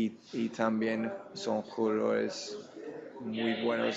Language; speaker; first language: Spanish; non-native, fluent; English